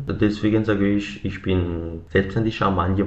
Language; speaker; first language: German; non-native, learner; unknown